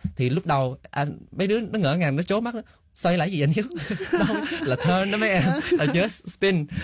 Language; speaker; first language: Vietnamese; early bilingual, heritage; Vietnamese